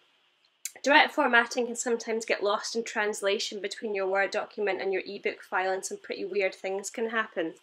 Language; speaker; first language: English; native; English